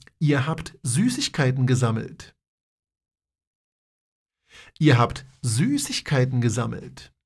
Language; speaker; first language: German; non-native, fluent; Polish